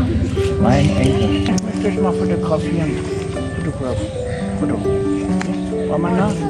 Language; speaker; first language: German; native; German